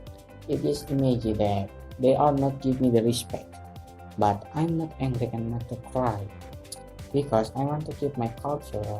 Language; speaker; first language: English; non-native, learner; Indonesian